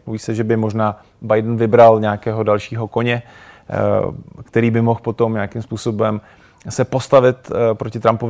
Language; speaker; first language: Czech; native; Czech